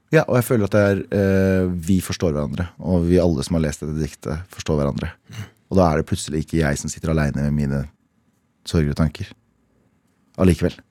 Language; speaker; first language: Norwegian; early bilingual, other home language; Kurdish